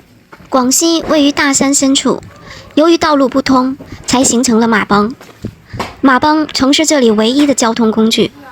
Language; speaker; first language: Chinese; native; Chinese